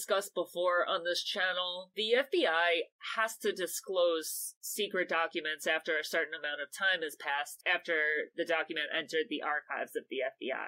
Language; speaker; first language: English; native; English